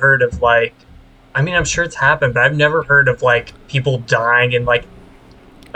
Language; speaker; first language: English; native; English